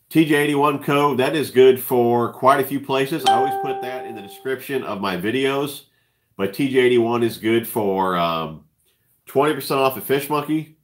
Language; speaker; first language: English; native; English